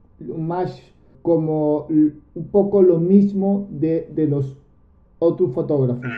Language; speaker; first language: Portuguese; non-native, learner; Spanish